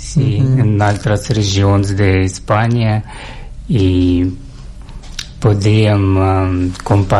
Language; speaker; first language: Catalan; non-native, learner; Russian